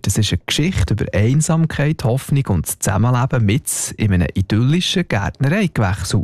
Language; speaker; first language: German; native; German